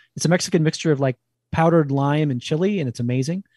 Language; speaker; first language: English; native; English